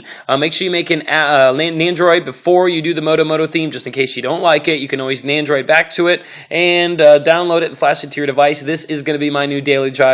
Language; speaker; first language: English; native; English